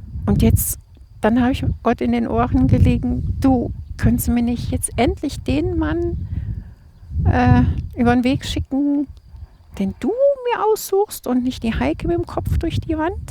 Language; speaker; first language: German; native; German